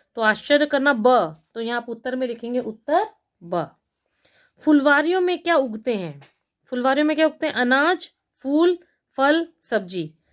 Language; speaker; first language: Hindi; native; Hindi